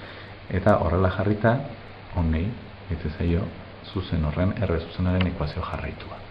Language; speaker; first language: Basque; native; Basque